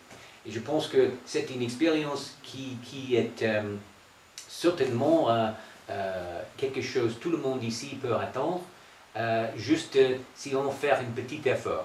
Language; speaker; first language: French; non-native, fluent; English